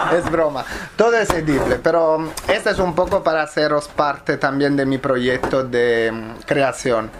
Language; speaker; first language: Spanish; non-native, fluent; Italian